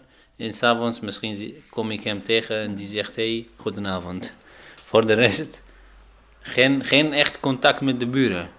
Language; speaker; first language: Dutch; non-native, fluent; Arabic